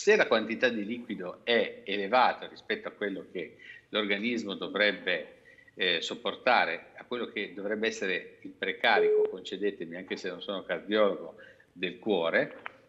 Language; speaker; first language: Italian; native; Italian